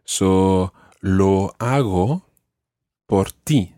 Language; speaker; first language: Spanish; non-native, fluent; English